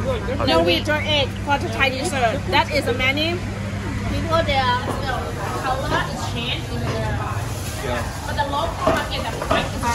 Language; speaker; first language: English; non-native, fluent; Thai